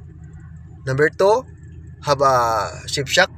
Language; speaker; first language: English; non-native, local second language; Filipino